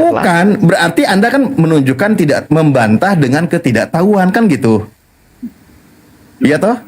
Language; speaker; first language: Indonesian; native; Indonesian